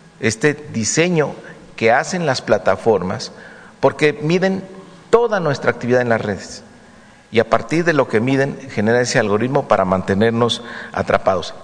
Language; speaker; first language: Spanish; native; Spanish